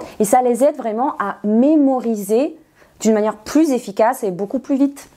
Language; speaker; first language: French; non-native, fluent; Serbian